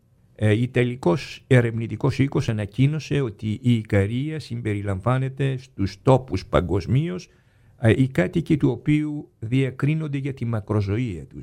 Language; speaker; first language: Greek; native; Greek